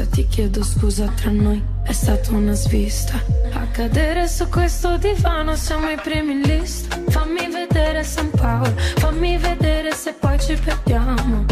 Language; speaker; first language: Italian; native; Italian